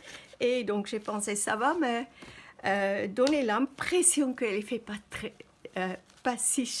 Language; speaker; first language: French; non-native, fluent; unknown